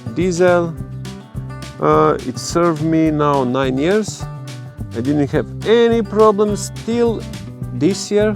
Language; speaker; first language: English; non-native, fluent; Croatian